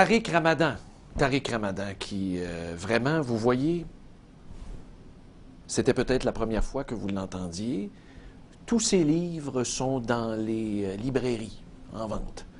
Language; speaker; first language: French; native; French